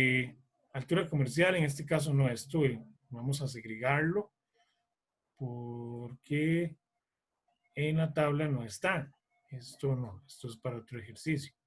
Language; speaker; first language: Spanish; native; Spanish